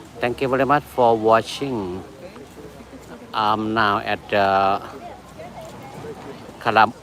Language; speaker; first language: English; non-native, learner; Thai